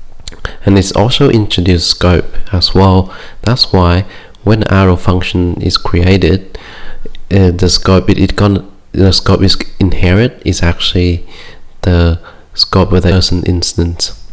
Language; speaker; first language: English; non-native, fluent; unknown